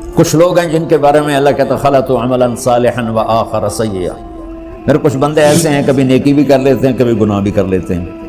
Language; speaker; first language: Urdu; non-native, local second language; Punjabi